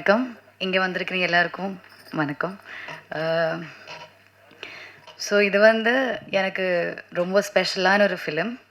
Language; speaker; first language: Tamil; non-native, learner; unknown